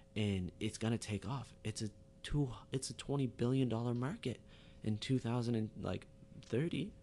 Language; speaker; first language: English; native; English